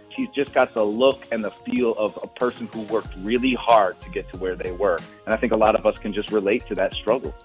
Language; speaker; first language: English; native; English